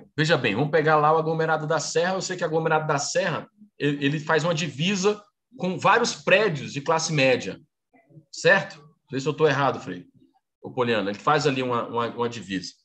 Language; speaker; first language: Portuguese; native; Portuguese